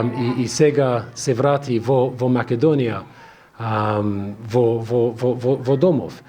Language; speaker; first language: Macedonian; non-native, fluent; English